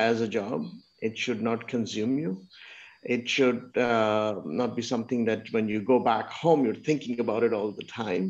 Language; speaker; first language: English; non-native, local second language; Urdu